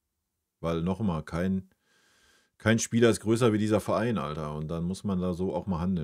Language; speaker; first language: German; native; German